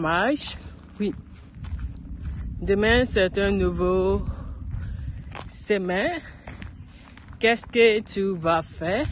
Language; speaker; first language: French; non-native, learner; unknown